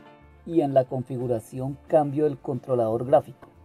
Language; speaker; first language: Spanish; native; Spanish